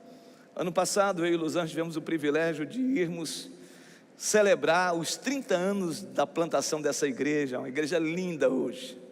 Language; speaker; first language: Portuguese; native; Portuguese